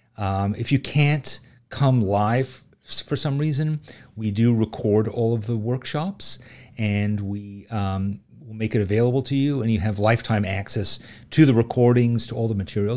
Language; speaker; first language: English; native; English